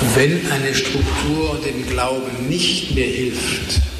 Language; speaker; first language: German; native; German